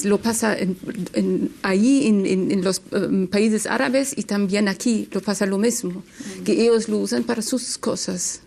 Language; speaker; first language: Spanish; non-native, learner; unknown